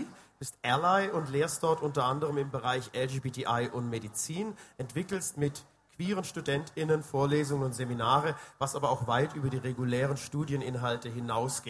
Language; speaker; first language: German; native; German